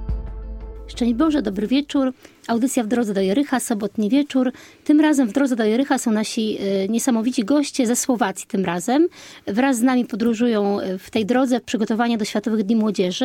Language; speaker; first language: Polish; native; Polish